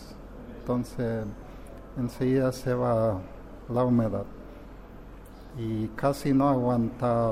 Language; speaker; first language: Spanish; non-native, local second language; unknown